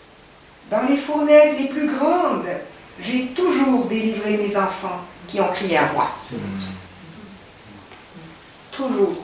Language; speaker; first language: French; native; French